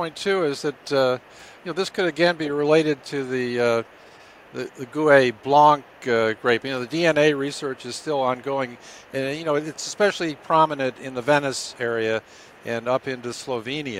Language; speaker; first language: English; native; English